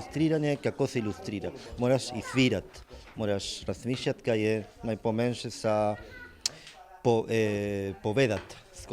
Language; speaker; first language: Slovenian; non-native, learner; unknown